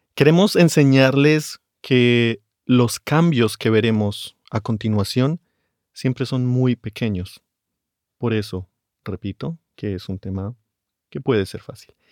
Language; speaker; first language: Spanish; native; Spanish